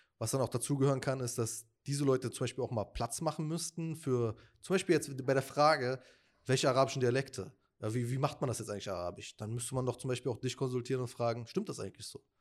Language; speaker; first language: German; native; German